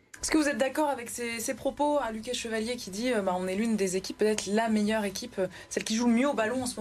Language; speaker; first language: French; native; French